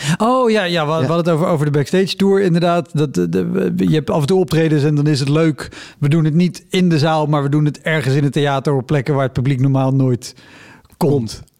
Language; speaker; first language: Dutch; native; Dutch